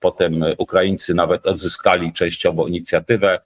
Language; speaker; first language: Polish; native; Polish